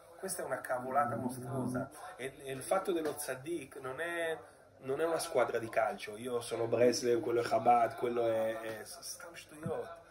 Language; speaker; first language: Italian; native; Italian